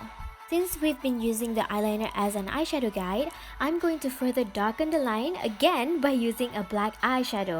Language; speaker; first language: English; non-native, local second language; Malay